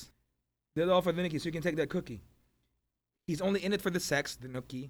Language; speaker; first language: English; non-native, local second language; Filipino